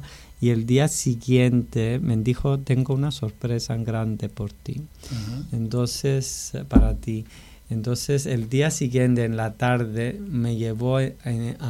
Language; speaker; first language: Spanish; non-native, fluent; Greek